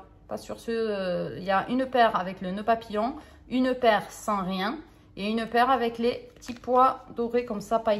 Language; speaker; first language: French; native; French